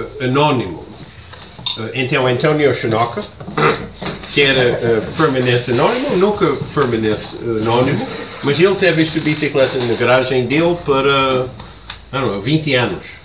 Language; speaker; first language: Portuguese; non-native, learner; English